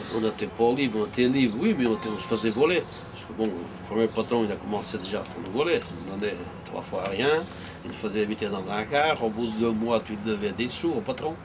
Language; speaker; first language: French; non-native, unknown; Portuguese